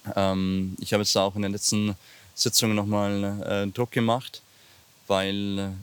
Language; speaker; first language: German; native; German